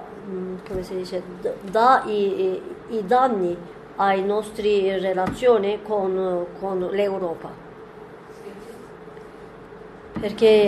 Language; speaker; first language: Italian; non-native, fluent; Turkish